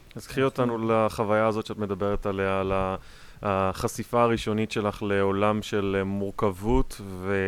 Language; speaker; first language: Hebrew; native; Hebrew